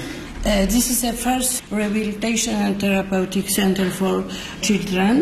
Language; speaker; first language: English; non-native, learner; Polish